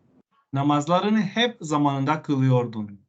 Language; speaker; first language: Turkish; non-native, learner; Spanish